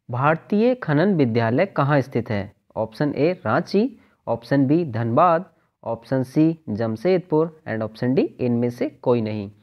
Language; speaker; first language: Hindi; native; Hindi